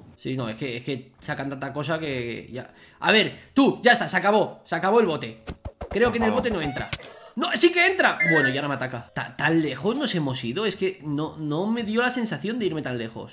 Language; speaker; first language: Spanish; native; Spanish